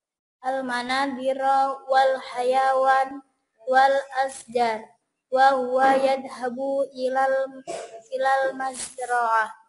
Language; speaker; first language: Arabic; non-native, learner; Indonesian